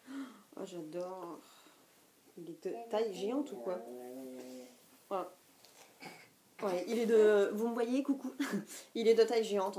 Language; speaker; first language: French; native; French